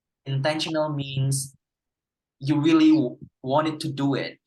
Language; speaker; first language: English; non-native, fluent; Indonesian